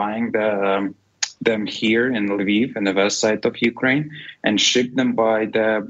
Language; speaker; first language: English; non-native, fluent; Ukrainian